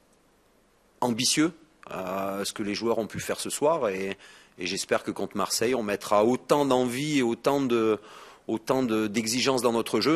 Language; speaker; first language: French; native; French